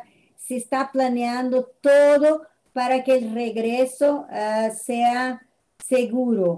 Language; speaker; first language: Spanish; non-native, fluent; Portuguese